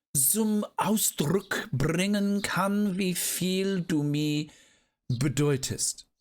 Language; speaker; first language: German; non-native, learner; English